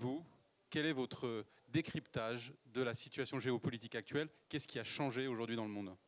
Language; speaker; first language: French; native; French